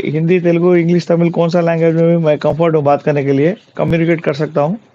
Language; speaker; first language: Hindi; non-native, local second language; Telugu